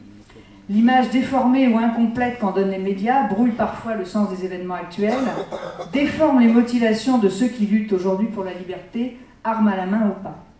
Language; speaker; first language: French; native; French